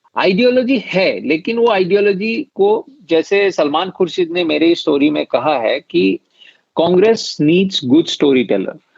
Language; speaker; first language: Hindi; non-native, local second language; Assamese